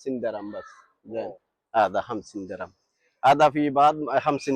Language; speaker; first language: Arabic; non-native, learner; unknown